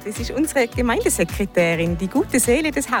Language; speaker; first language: German; native; German